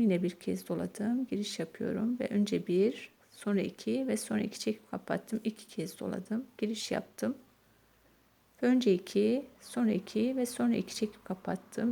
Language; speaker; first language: Turkish; native; Turkish